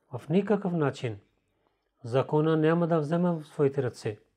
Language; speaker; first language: Bulgarian; non-native, learner; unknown